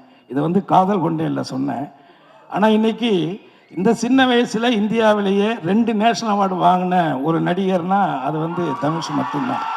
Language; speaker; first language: Tamil; native; Tamil